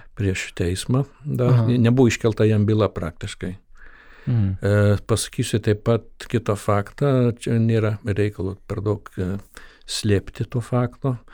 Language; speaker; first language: Lithuanian; early bilingual, heritage; Lithuanian